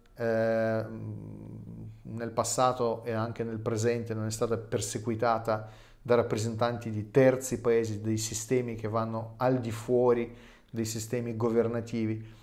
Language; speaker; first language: Italian; non-native, fluent; Russian